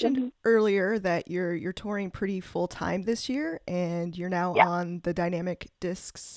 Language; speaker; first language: English; native; English